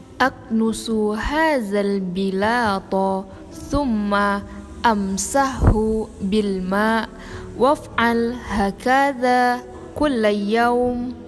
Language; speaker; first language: Arabic; non-native, learner; Indonesian